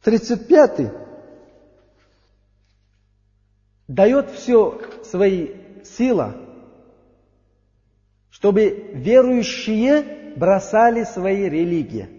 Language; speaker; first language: Russian; non-native, learner; Uzbek